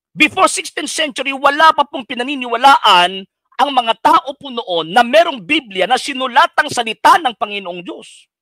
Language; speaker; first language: Filipino; non-native, local second language; Cebuano